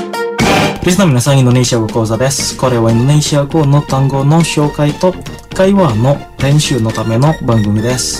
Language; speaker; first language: Japanese; non-native, fluent; Indonesian